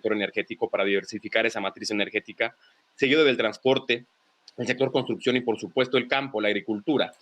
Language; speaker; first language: Spanish; native; Spanish